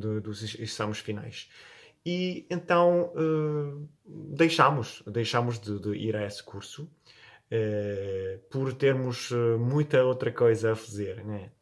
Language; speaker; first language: Portuguese; non-native, fluent; Italian